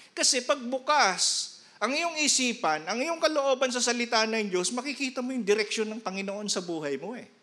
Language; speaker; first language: Filipino; non-native, local second language; Bikol